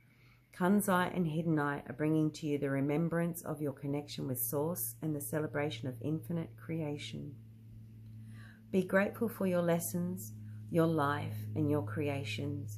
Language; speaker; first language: English; native; English